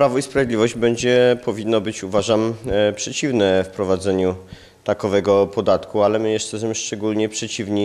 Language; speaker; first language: Polish; native; Polish